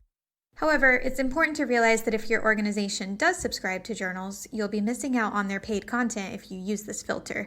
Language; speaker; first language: English; native; English